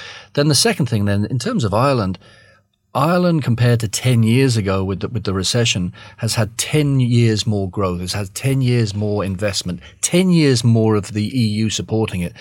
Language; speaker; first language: English; native; English